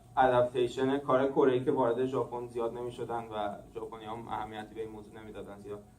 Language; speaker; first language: Persian; early bilingual, heritage; English